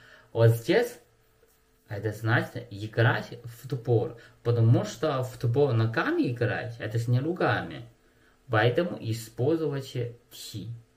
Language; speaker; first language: Russian; non-native, learner; Chinese